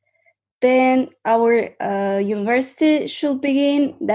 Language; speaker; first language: English; non-native, fluent; Azerbaijani